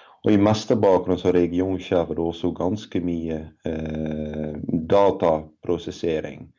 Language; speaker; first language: Norwegian; non-native, fluent; Dutch